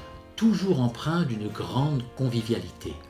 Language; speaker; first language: French; native; French